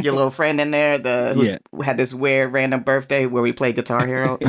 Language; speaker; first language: English; native; English